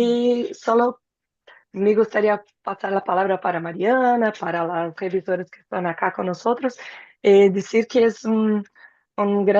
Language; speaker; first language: Spanish; non-native, fluent; Portuguese